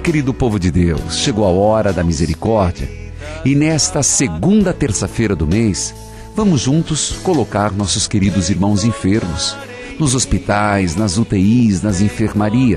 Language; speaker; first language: Portuguese; native; Portuguese